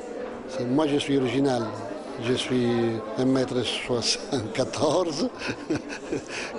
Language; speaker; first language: French; non-native, fluent; Italian